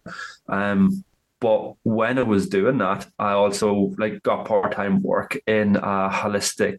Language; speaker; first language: English; native; English